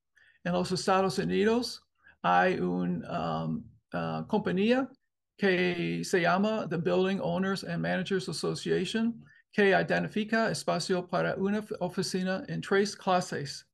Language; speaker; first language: Spanish; non-native, learner; English